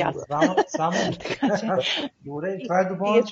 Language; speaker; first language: Bulgarian; native; Bulgarian